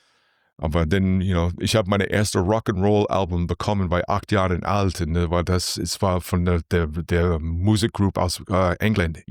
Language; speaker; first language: German; non-native, learner; English